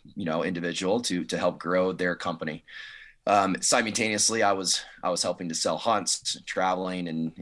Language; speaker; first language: English; native; English